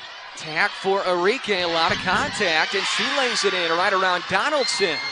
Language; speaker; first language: English; native; English